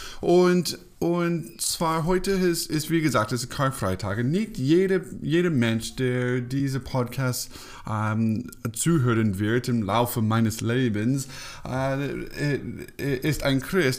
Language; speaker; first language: German; non-native, fluent; English